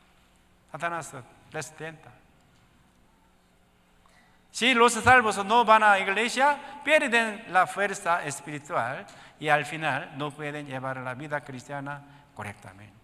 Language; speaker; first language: Spanish; non-native, learner; Korean